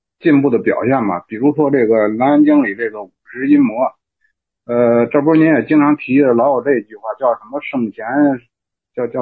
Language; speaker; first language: Chinese; native; Chinese